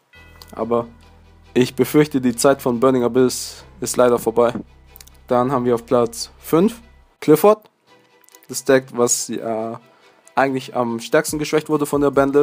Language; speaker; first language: German; native; German